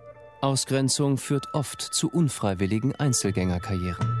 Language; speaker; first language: German; native; German